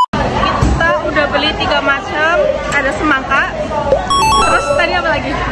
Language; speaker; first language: Indonesian; non-native, local second language; Javanese